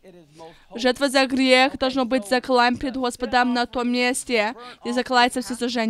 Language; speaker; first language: Russian; non-native, fluent; English